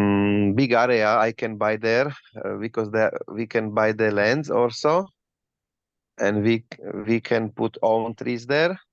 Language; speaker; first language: English; non-native, learner; Slovak